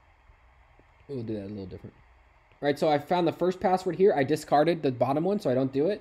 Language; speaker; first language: English; native; English